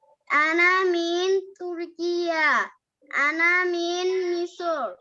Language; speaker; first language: Arabic; non-native, learner; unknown